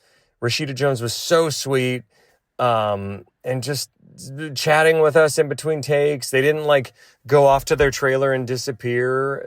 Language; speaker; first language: English; native; English